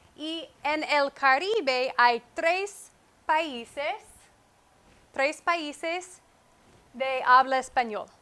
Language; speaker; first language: Spanish; non-native, fluent; English